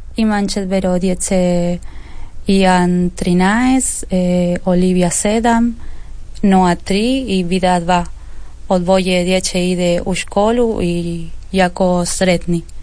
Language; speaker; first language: Croatian; non-native, learner; Spanish